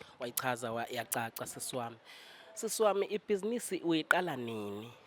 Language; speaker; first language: Zulu; native; Zulu